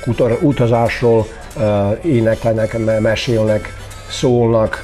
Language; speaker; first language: Hungarian; non-native, local second language; Serbian